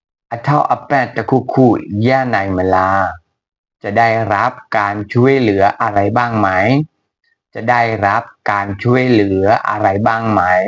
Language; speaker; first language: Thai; non-native, fluent; Burmese